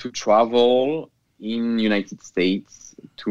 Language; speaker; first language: English; non-native, fluent; French